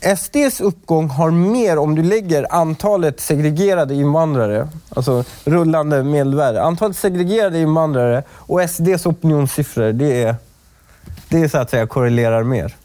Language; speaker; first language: Swedish; early bilingual, other home language; Persian